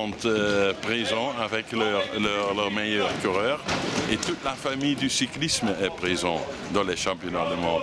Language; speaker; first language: French; non-native, fluent; Dutch